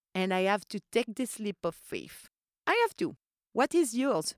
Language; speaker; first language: English; non-native, fluent; French